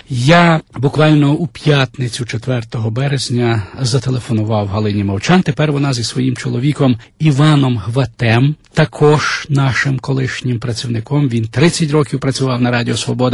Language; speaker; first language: Ukrainian; native; Ukrainian